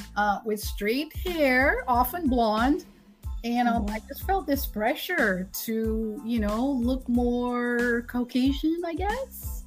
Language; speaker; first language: English; non-native, fluent; Dutch